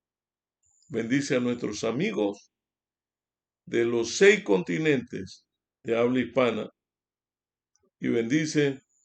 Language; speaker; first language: Spanish; native; Spanish